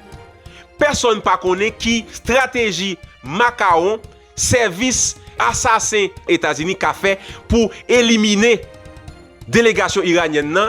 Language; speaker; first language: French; non-native, local second language; Haitian Creole